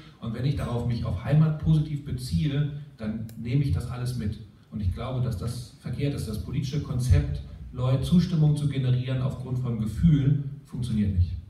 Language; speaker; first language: German; early bilingual, other home language; Russian